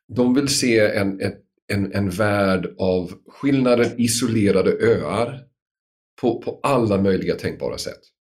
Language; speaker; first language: Swedish; non-native, fluent; English